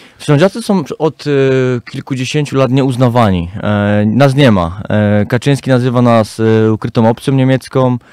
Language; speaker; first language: Polish; native; Polish